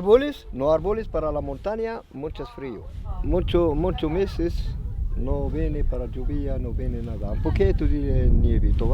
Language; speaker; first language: Spanish; non-native, learner; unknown